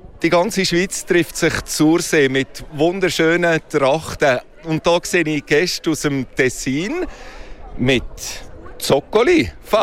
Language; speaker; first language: German; native; German